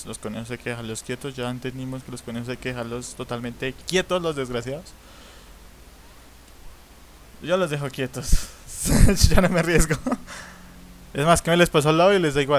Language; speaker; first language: Spanish; native; Spanish